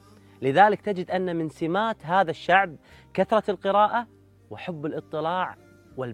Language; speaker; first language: Arabic; native; Arabic